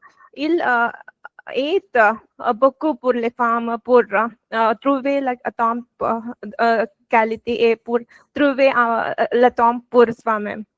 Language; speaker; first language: French; non-native, learner; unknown